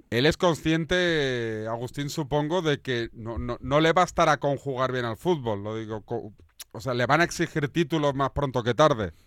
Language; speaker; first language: Spanish; native; Spanish